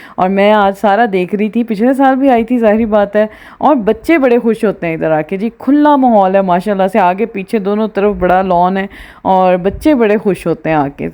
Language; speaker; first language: Urdu; non-native, local second language; Punjabi